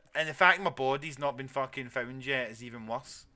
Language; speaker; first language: English; native; English